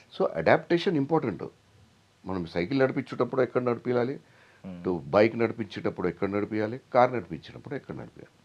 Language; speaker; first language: Telugu; non-native, local second language; Hindi